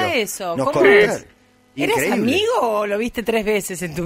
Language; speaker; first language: Spanish; native; Spanish